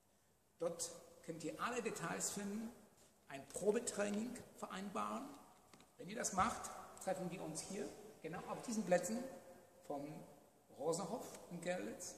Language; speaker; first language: German; non-native, fluent; Polish